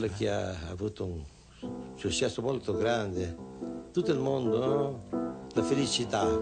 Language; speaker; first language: Italian; non-native, fluent; Portuguese